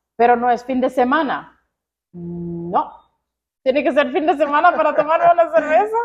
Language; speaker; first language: Spanish; non-native, fluent; Croatian